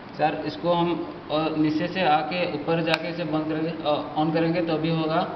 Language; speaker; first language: Hindi; non-native, local second language; Assamese